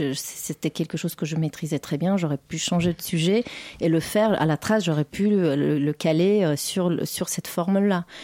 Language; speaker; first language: French; non-native, fluent; Romanian